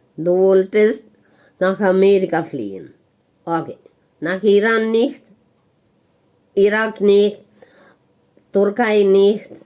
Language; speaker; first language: German; non-native, learner; Hindi